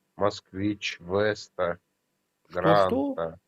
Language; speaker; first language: Russian; native; Russian